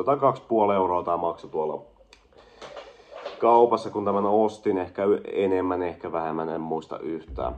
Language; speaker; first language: Finnish; native; Finnish